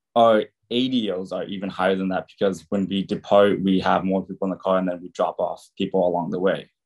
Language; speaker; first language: English; native; English